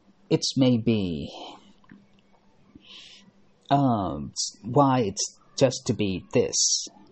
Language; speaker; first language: English; non-native, fluent; Thai